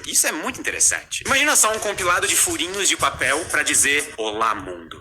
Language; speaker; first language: Portuguese; native; Portuguese